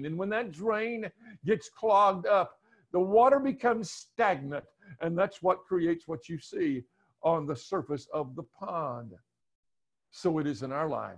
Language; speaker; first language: English; native; English